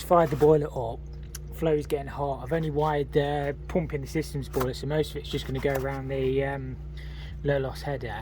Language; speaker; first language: English; native; English